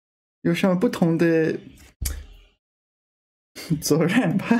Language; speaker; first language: Chinese; non-native, learner; English